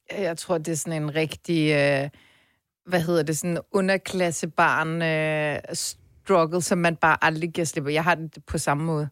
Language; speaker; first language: Danish; native; Danish